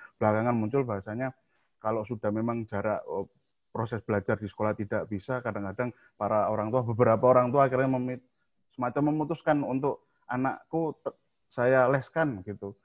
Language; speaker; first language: Indonesian; native; Indonesian